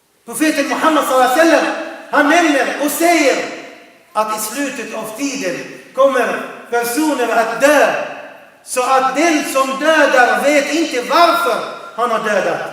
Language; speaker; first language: Swedish; non-native, fluent; Arabic